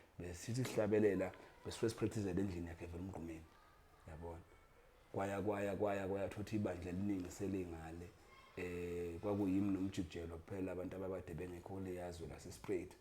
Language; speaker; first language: Zulu; native; Zulu